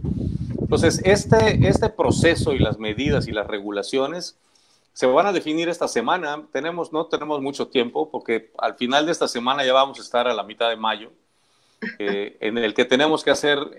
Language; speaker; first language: Spanish; native; Spanish